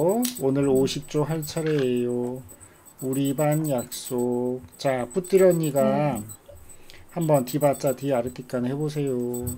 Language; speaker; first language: Korean; native; Korean